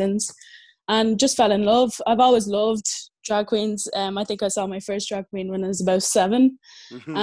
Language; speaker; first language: English; native; English